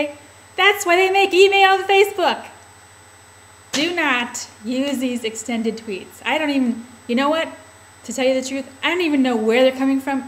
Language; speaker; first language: English; native; English